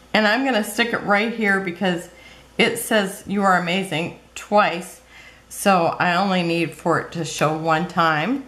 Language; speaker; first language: English; native; English